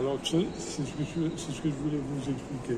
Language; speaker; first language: French; non-native, fluent; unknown